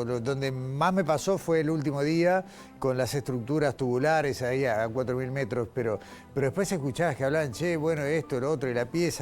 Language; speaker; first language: Spanish; native; Spanish